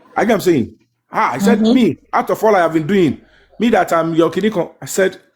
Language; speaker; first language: English; non-native, local second language; Yoruba